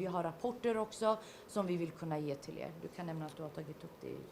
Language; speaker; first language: Swedish; non-native, fluent; Kurdish